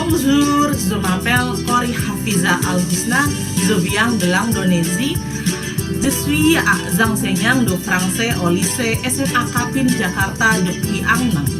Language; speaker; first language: French; non-native, fluent; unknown